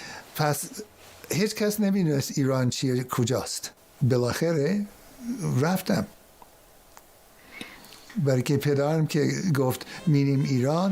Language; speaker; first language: Persian; non-native, fluent; English